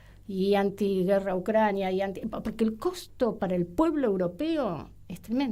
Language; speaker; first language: Spanish; native; Spanish